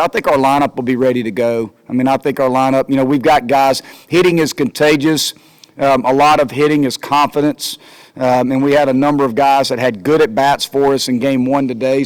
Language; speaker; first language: English; native; English